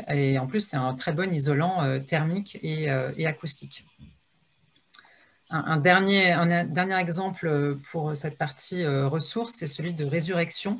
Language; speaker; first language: French; native; French